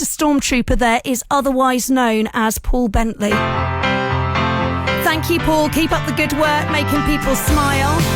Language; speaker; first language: English; native; English